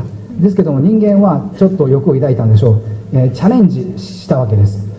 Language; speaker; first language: Japanese; native; Japanese